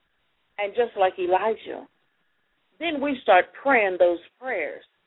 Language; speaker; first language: English; native; English